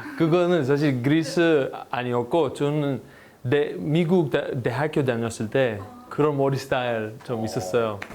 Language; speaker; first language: Korean; non-native, fluent; Greek